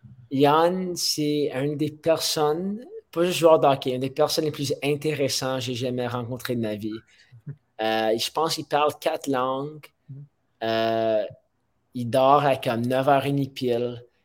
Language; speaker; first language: French; non-native, fluent; English